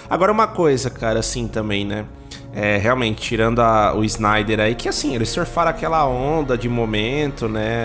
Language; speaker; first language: Portuguese; native; Portuguese